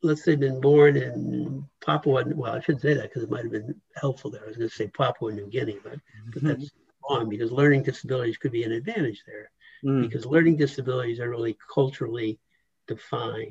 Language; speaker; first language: English; native; English